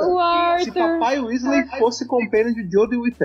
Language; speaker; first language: Portuguese; native; Portuguese